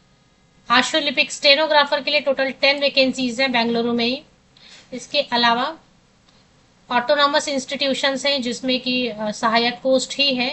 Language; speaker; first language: Hindi; native; Hindi